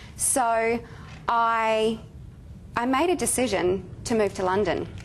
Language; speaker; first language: English; native; English